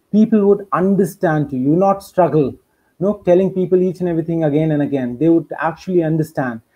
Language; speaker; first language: English; non-native, local second language; Hindi